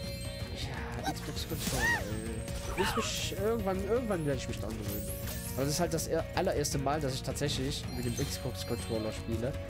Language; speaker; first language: German; native; German